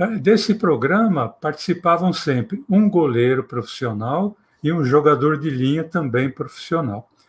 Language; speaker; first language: Portuguese; native; Portuguese